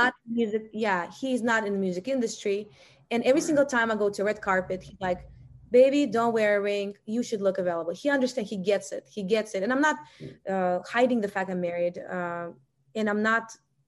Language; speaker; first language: English; non-native, fluent; Russian